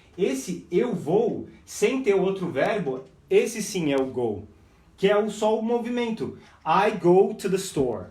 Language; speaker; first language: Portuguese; non-native, fluent; English